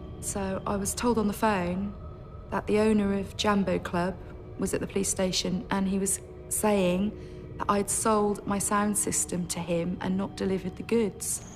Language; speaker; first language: English; native; English